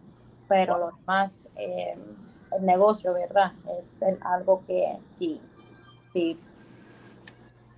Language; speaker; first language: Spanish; early bilingual, heritage; Spanish